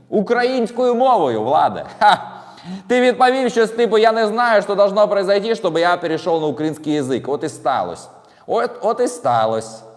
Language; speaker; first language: Ukrainian; non-native, local second language; Russian